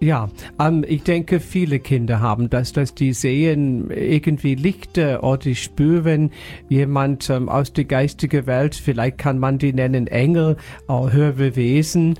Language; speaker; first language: German; non-native, fluent; English